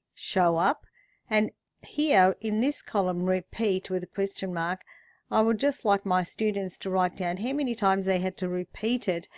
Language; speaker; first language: English; native; English